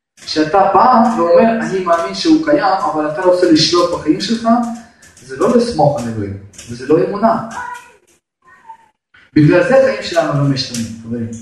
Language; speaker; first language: Hebrew; non-native, fluent; Russian